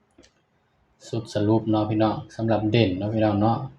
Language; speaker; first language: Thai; non-native, local second language; Lao